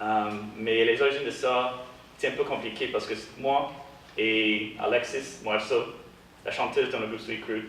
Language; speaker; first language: French; early bilingual, heritage; English